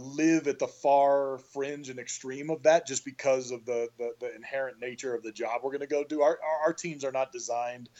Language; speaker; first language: English; native; English